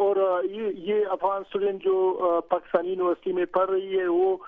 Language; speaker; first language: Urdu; non-native, learner; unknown